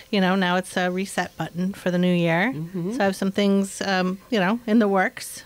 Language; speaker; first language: English; native; English